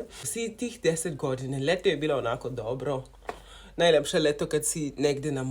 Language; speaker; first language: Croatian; non-native, learner; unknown